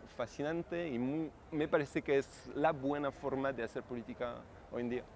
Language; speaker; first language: Spanish; non-native, fluent; French